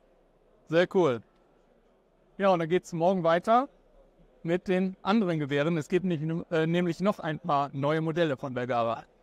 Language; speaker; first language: German; native; German